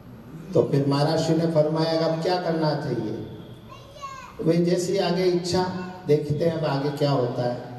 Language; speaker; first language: Hindi; native; Hindi